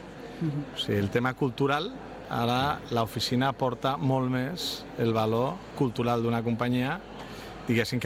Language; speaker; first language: Catalan; non-native, local second language; Spanish